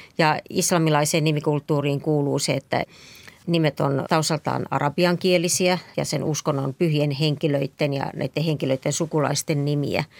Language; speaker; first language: Finnish; native; Finnish